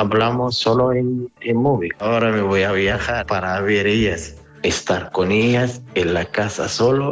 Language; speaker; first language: Spanish; non-native, learner; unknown